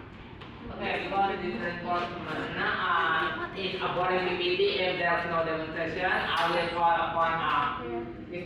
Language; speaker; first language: English; non-native, learner; Indonesian